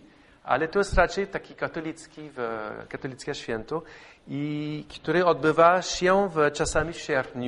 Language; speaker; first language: Polish; non-native, fluent; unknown